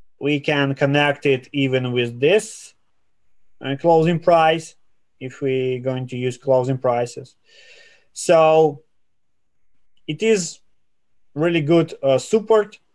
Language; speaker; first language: English; non-native, fluent; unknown